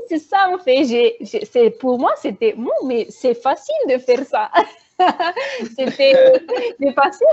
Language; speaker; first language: French; non-native, fluent; Romanian